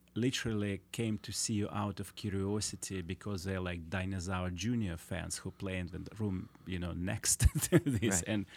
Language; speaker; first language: English; non-native, fluent; Russian